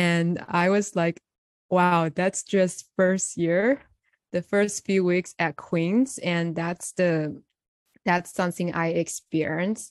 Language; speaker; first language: English; non-native, fluent; Chinese